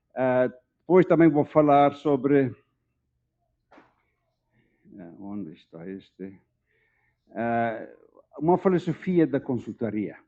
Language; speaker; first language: Portuguese; non-native, fluent; Dutch